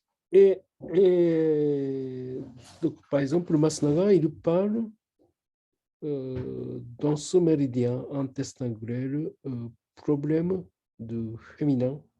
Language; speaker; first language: French; non-native, learner; Japanese